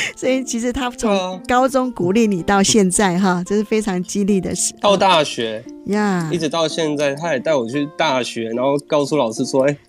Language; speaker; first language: Chinese; native; Chinese